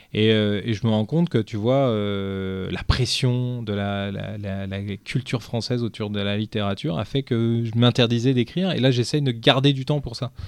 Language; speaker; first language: French; early bilingual, other home language; Portuguese